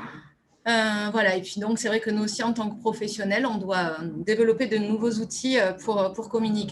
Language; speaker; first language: French; native; French